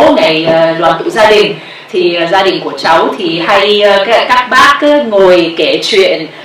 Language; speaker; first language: Vietnamese; early bilingual, heritage; Vietnamese